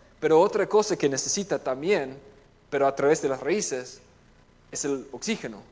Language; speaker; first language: Spanish; non-native, fluent; English